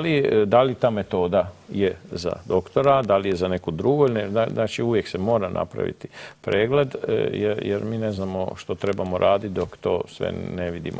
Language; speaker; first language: Croatian; native; Croatian